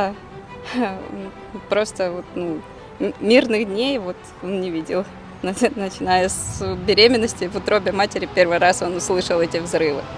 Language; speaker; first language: Russian; native; Russian